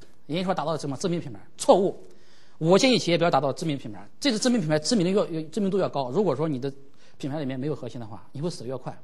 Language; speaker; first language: Chinese; native; Chinese